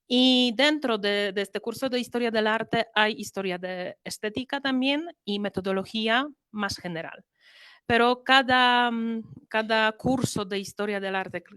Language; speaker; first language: Spanish; non-native, fluent; Polish